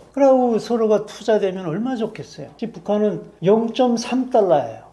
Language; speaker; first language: Korean; native; Korean